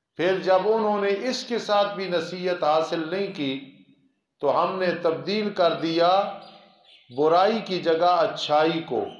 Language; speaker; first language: Urdu; non-native, local second language; Punjabi